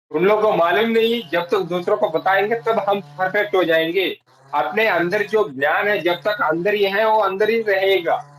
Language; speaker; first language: Hindi; non-native, local second language; Telugu